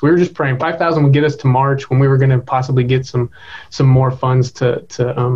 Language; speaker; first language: English; native; English